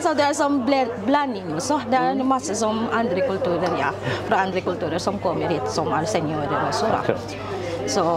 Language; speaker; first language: Norwegian; non-native, fluent; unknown